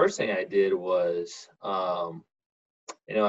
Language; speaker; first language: English; native; English